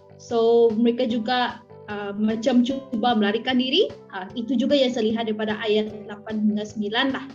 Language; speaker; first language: Malay; non-native, local second language; Iban